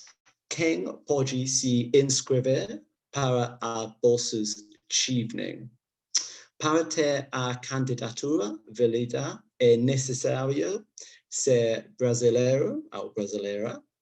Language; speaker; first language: Portuguese; non-native, learner; English